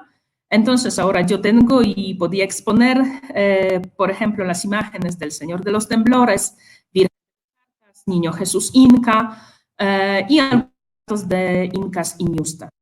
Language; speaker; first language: Spanish; non-native, fluent; Polish